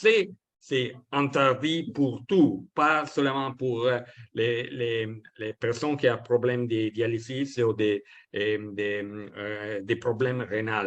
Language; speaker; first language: French; non-native, learner; Italian